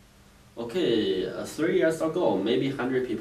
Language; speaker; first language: English; non-native, learner; Chinese